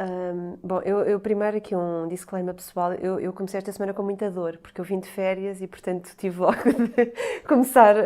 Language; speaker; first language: Portuguese; native; Portuguese